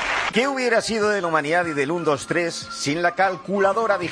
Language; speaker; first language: Spanish; native; Spanish